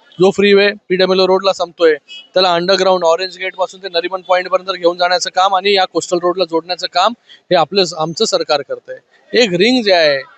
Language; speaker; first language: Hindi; non-native, local second language; Marathi